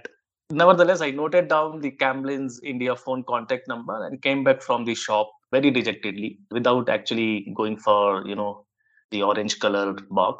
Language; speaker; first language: English; non-native, local second language; Hindi